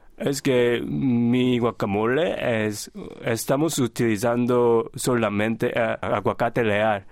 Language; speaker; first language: Spanish; non-native, fluent; Korean